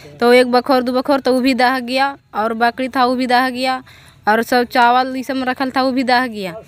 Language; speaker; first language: Hindi; native; Hindi